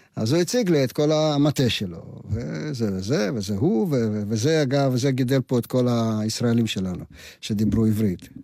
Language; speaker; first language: Hebrew; non-native, fluent; Russian